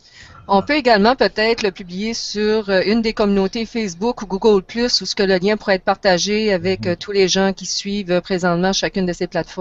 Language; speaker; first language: French; native; French